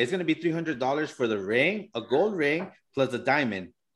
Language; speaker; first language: English; early bilingual, other home language; Spanish